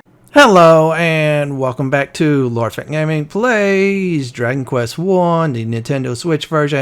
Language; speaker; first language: English; native; English